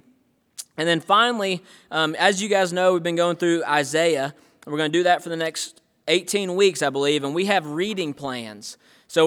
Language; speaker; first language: English; native; English